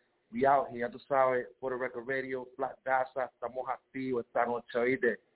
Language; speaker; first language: Spanish; native; Spanish